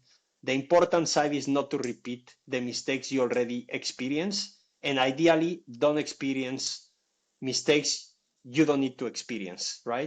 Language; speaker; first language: English; non-native, fluent; Spanish